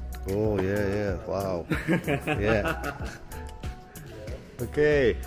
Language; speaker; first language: English; non-native, learner; Turkish